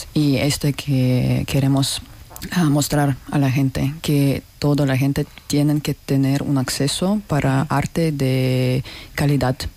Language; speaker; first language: Spanish; non-native, learner; Russian